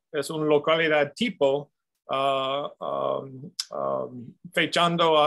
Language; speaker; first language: Spanish; non-native, fluent; English